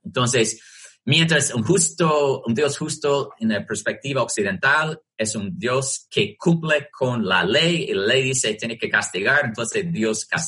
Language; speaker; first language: Spanish; non-native, fluent; English